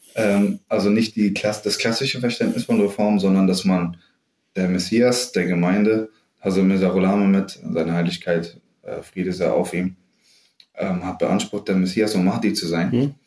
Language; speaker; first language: German; native; German